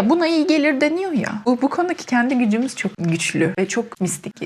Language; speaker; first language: Turkish; native; Turkish